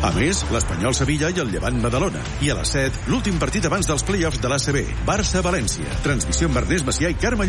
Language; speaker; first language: Catalan; native; Catalan